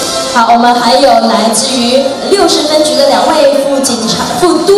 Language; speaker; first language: Chinese; native; Chinese